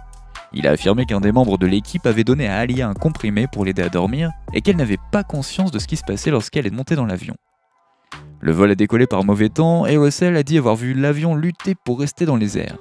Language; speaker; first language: French; native; French